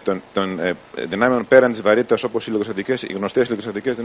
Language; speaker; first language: Greek; native; Greek